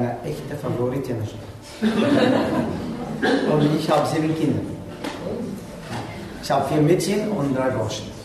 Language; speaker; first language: German; non-native, learner; Arabic